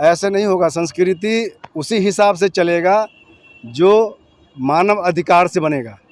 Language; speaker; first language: Hindi; native; Hindi